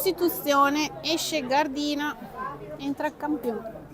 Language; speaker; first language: Italian; native; Italian